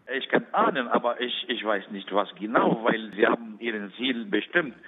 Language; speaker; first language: German; non-native, learner; Arabic